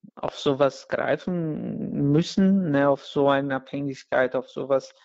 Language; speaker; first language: German; non-native, fluent; Portuguese